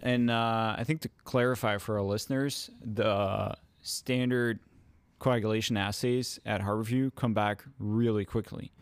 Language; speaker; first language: English; non-native, fluent; Dutch